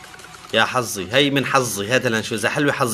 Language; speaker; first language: Arabic; native; Arabic